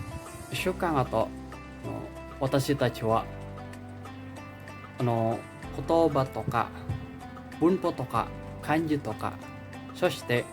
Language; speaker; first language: Japanese; non-native, learner; Indonesian